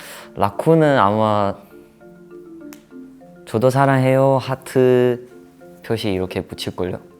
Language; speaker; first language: Korean; non-native, fluent; Chinese